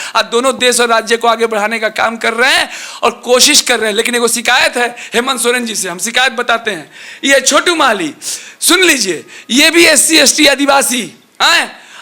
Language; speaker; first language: Hindi; native; Hindi